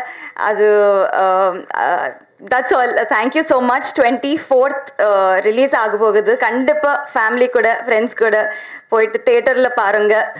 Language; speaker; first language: Tamil; non-native, learner; Telugu